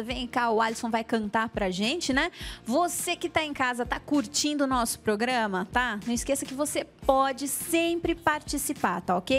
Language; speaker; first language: Portuguese; native; Portuguese